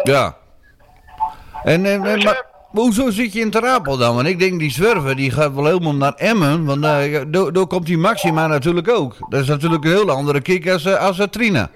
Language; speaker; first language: Dutch; native; Dutch